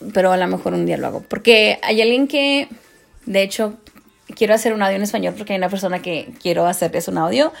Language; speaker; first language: Spanish; early bilingual, heritage; Spanish